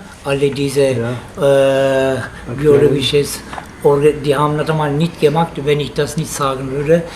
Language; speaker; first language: German; non-native, learner; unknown